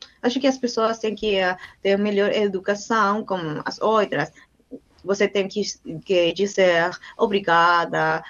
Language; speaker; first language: Portuguese; non-native, learner; Spanish